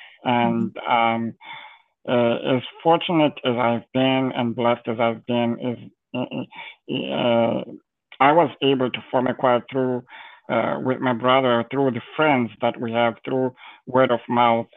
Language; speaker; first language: English; non-native, local second language; Shona